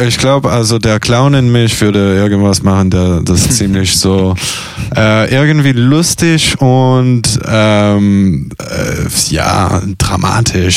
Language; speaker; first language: German; non-native, fluent; Italian